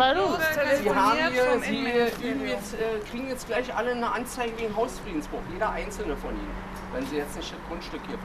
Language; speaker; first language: German; native; German